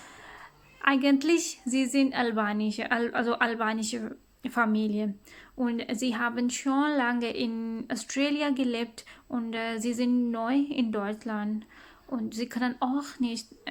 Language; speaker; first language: German; non-native, learner; Urdu